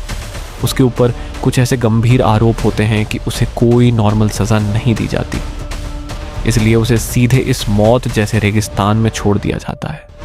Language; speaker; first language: Hindi; native; Hindi